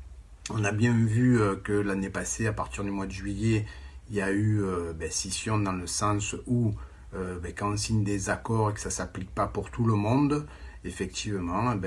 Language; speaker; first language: French; native; French